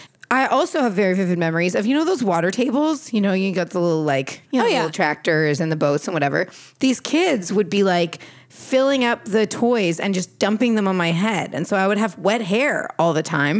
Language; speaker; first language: English; non-native, fluent; Portuguese